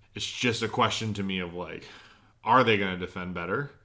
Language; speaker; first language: English; native; English